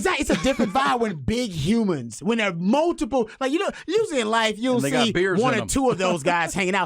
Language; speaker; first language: English; native; English